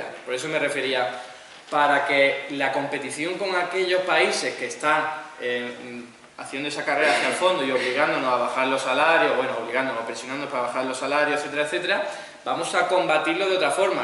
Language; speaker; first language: Spanish; native; Spanish